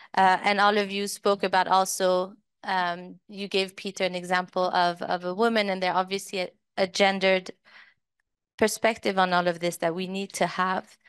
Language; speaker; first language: English; early bilingual, other home language; Persian